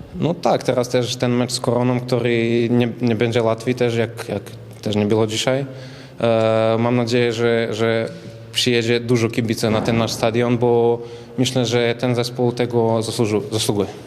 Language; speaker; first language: Polish; non-native, learner; Serbian